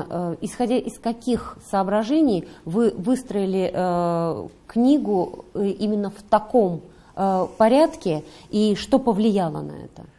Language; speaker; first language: Russian; native; Russian